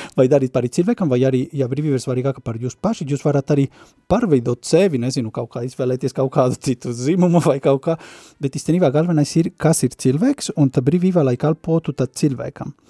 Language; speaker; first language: Latvian; non-native, fluent; Spanish